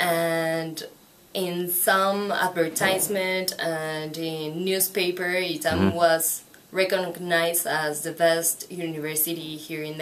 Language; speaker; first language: English; non-native, fluent; Spanish